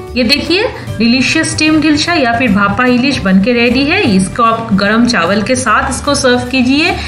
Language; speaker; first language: Hindi; non-native, local second language; Bangla